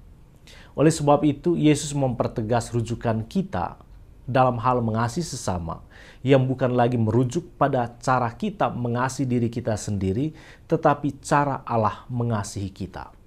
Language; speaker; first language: Indonesian; native; Indonesian